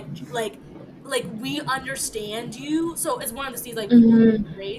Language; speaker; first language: English; early bilingual, other home language; French